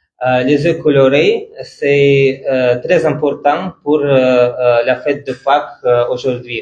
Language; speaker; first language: French; non-native, fluent; Russian